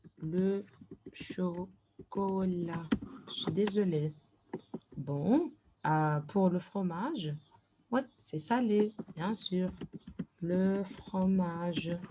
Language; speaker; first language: French; non-native, fluent; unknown